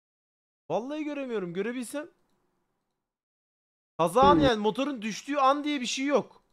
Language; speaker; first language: Turkish; native; Turkish